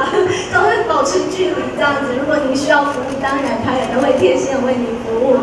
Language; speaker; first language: Chinese; native; Chinese